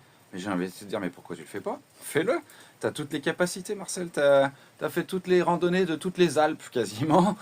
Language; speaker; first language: French; native; French